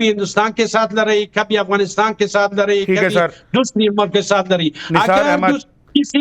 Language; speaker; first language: Hindi; non-native, fluent; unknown